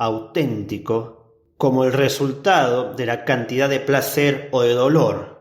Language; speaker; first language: Spanish; native; Spanish